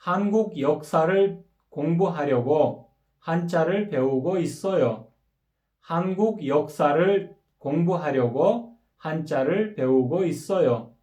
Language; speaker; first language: Korean; non-native, fluent; Kyrgyz